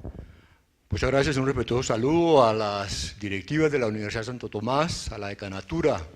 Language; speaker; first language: Spanish; native; Spanish